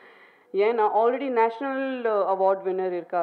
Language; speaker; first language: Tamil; non-native, fluent; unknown